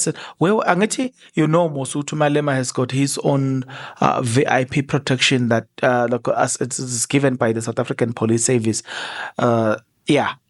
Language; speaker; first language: English; non-native, local second language; Zulu